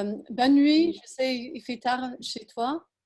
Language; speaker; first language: French; non-native, fluent; English